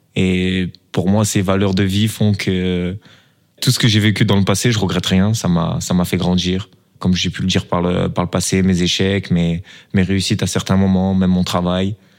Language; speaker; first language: French; native; French